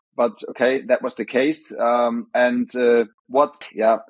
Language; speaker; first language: English; non-native, fluent; German